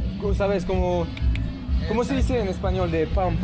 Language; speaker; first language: Spanish; non-native, learner; French